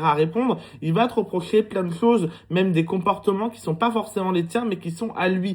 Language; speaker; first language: French; native; French